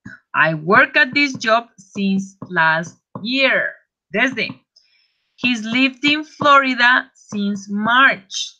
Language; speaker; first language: English; non-native, fluent; Spanish